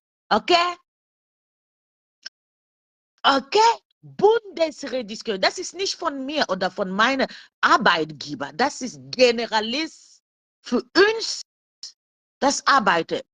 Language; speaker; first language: German; non-native, learner; French